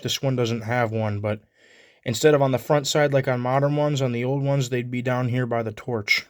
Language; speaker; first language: English; native; English